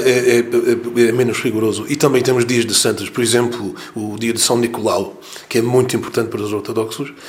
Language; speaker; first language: Portuguese; non-native, fluent; English